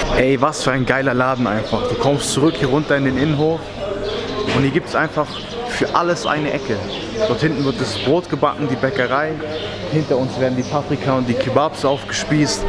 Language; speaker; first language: German; native; German